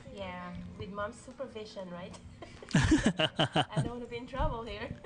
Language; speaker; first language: English; non-native, local second language; Iloko